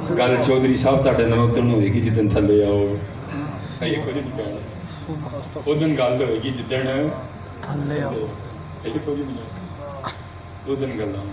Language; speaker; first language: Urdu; non-native, local second language; Punjabi